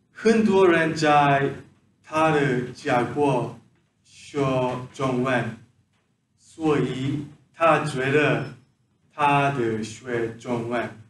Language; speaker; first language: Chinese; non-native, learner; Korean